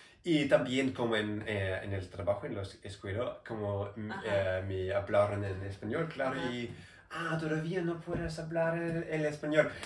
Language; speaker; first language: Spanish; non-native, learner; German